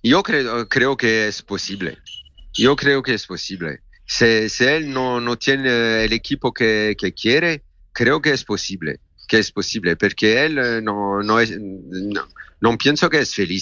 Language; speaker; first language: Spanish; non-native, learner; French